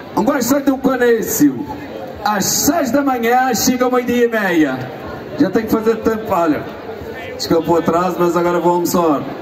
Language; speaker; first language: Portuguese; early bilingual, heritage; Portuguese